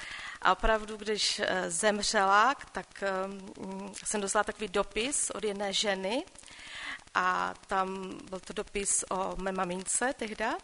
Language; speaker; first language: Czech; non-native, local second language; Polish